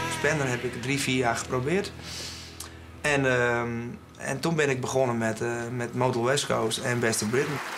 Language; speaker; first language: Dutch; non-native, local second language; Western Frisian